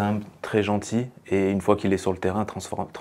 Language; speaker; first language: French; native; French